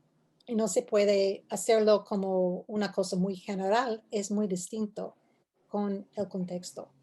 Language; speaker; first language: Spanish; non-native, fluent; English